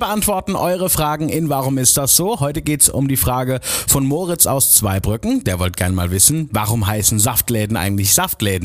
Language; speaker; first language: German; native; German